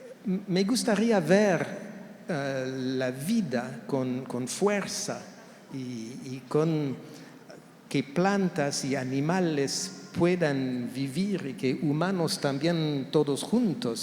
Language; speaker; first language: Spanish; non-native, fluent; French